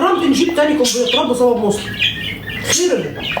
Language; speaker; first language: Arabic; native; Arabic